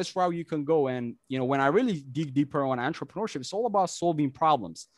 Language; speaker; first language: English; non-native, fluent; Amharic